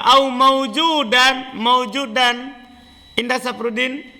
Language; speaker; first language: Arabic; non-native, fluent; Indonesian